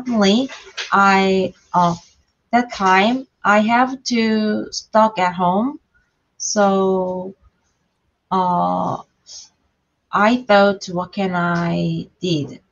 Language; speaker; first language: English; non-native, learner; Korean